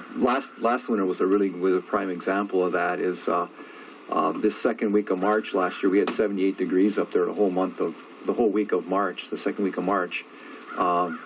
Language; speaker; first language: English; native; English